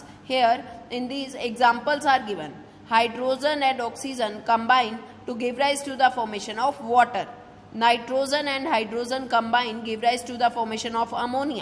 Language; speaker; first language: English; non-native, local second language; Hindi